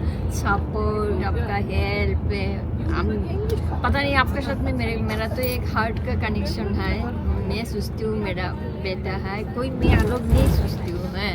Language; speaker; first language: Hindi; non-native, local second language; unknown